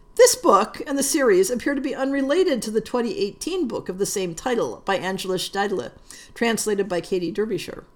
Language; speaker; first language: English; native; English